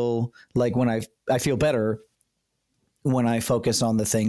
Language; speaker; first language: English; native; English